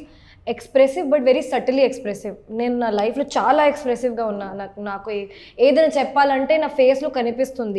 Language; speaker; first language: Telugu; non-native, local second language; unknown